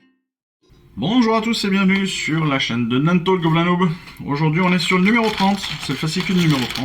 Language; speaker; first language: French; native; French